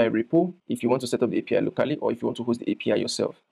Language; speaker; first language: English; non-native, local second language; Yoruba